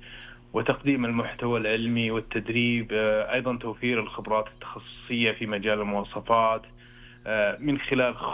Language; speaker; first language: Arabic; native; Arabic